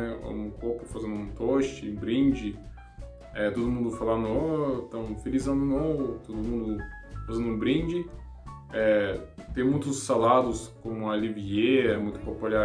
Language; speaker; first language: Portuguese; non-native, learner; Russian